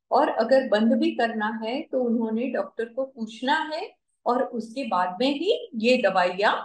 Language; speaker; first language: Hindi; non-native, local second language; Marathi